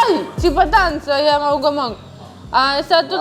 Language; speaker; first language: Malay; non-native, learner; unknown